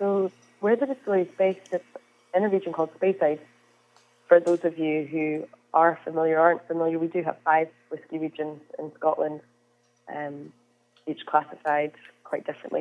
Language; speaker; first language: English; native; English